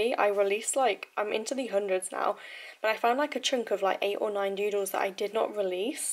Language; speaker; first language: English; native; English